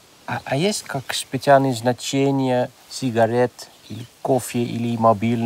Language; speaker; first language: Russian; non-native, fluent; Dutch